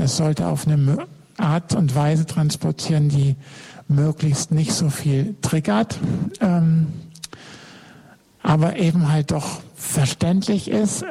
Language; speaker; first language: German; native; German